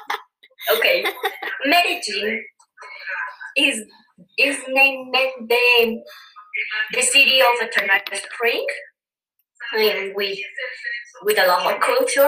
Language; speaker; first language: English; non-native, learner; Spanish